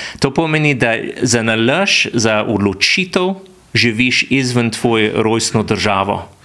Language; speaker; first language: Slovenian; non-native, fluent; English